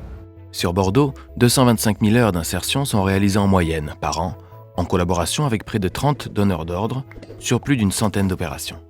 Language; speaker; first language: French; native; French